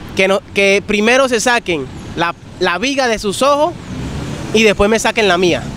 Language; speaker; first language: Spanish; native; Spanish